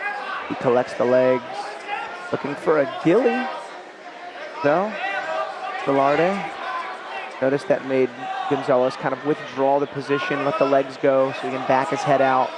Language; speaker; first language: English; native; English